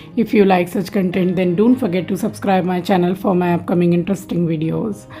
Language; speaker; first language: English; non-native, local second language; Hindi